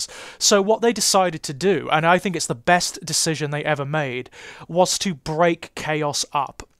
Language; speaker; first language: English; native; English